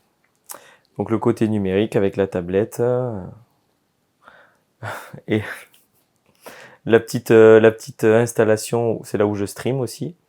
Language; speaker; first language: French; native; French